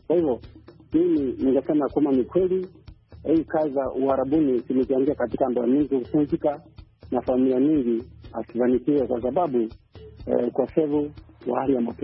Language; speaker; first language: Swahili; non-native, local second language; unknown